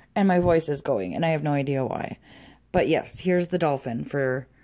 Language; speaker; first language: English; native; English